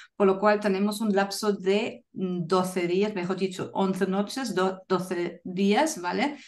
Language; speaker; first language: Spanish; non-native, fluent; German